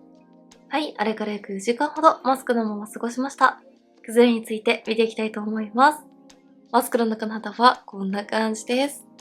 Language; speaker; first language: Japanese; native; Japanese